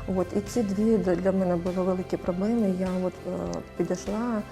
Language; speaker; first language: Ukrainian; non-native, local second language; Russian